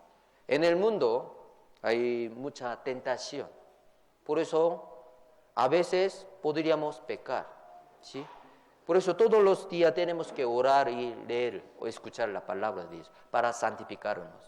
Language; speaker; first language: Spanish; non-native, fluent; Korean